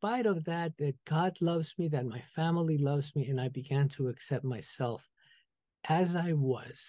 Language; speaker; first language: English; early bilingual, other home language; Spanish